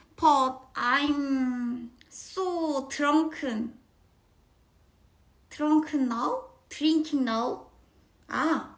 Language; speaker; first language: English; non-native, learner; Korean